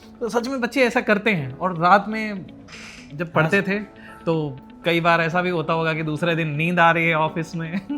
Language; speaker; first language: Hindi; native; Hindi